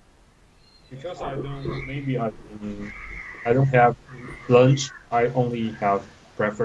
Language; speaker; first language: English; non-native, learner; Chinese